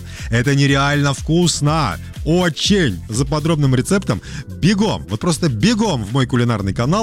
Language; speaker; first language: Russian; native; Russian